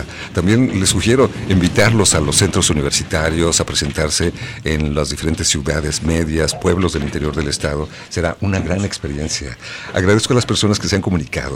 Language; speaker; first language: Spanish; native; Spanish